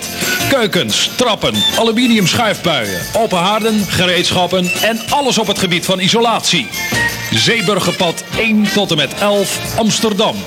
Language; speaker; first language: Dutch; native; Dutch